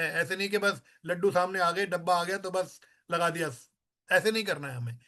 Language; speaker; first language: Hindi; native; Hindi